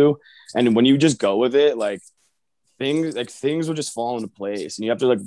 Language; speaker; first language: English; native; English